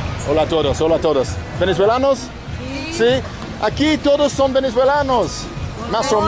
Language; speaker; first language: Spanish; non-native, learner; English